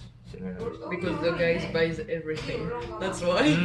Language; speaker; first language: English; non-native, fluent; French